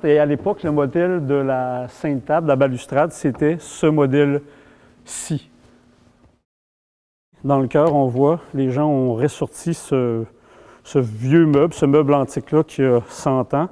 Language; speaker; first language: French; native; French